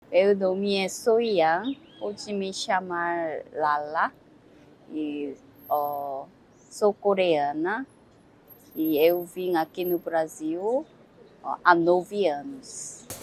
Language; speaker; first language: Portuguese; non-native, learner; Korean